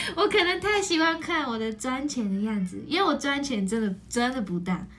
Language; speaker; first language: Chinese; non-native, fluent; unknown